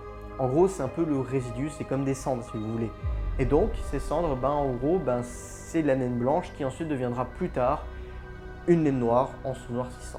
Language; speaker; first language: French; native; French